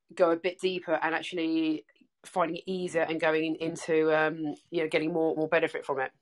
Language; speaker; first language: English; native; English